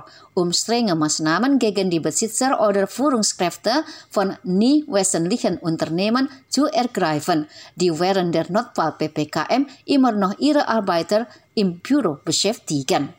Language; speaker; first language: German; non-native, fluent; Indonesian